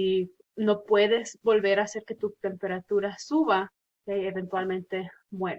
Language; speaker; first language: Spanish; early bilingual, heritage; Spanish